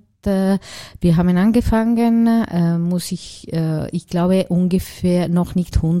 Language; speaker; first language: German; non-native, learner; Italian